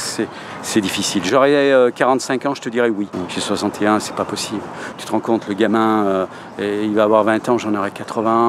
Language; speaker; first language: French; native; French